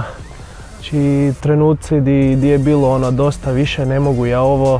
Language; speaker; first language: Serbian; non-native, fluent; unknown